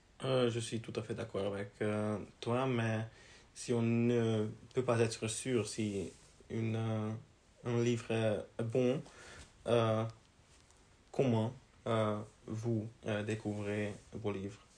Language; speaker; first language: French; non-native, learner; Hungarian